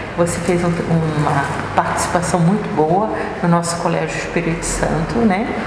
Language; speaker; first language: Portuguese; native; Portuguese